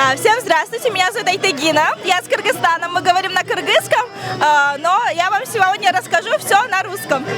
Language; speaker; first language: Russian; non-native, local second language; Kyrgyz